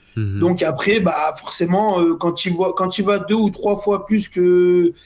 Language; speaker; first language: French; native; French